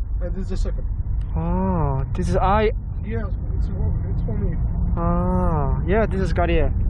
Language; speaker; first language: English; non-native, learner; Korean